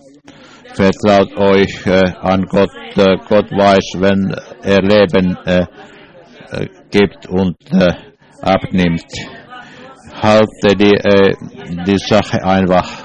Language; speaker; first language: German; non-native, learner; English